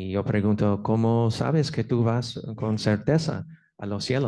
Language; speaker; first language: Spanish; non-native, fluent; English